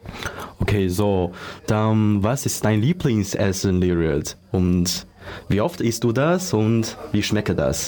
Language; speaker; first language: German; non-native, learner; Chinese